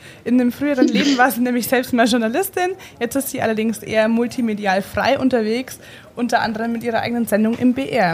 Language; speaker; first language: German; native; German